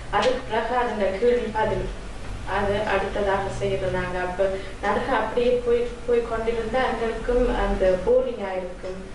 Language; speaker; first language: Tamil; early bilingual, heritage; Tamil